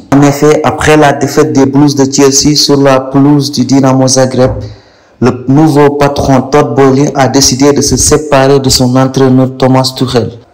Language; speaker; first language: French; non-native, local second language; Wolof